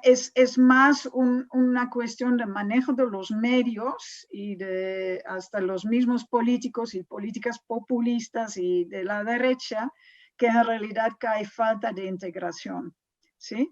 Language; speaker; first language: Spanish; non-native, fluent; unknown